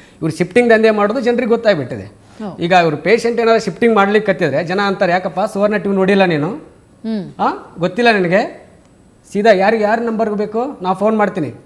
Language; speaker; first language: Kannada; native; Kannada